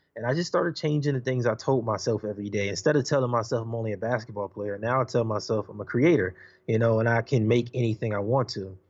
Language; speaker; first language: English; native; English